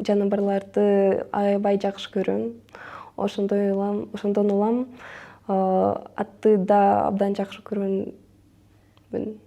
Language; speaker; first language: Kyrgyz; non-native, local second language; Russian